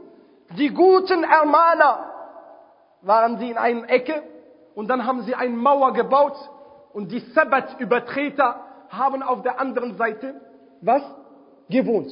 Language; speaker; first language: German; non-native, fluent; Arabic